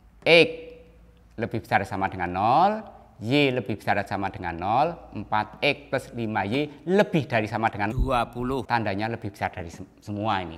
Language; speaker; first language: Indonesian; native; Indonesian